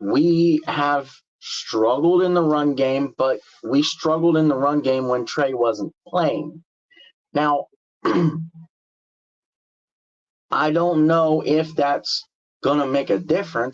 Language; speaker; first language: English; native; English